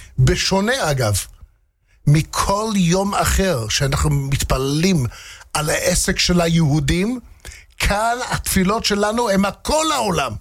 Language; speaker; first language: Hebrew; non-native, fluent; English